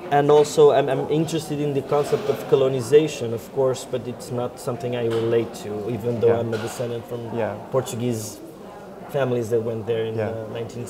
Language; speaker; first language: English; non-native, fluent; Portuguese